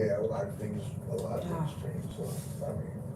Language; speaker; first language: English; native; English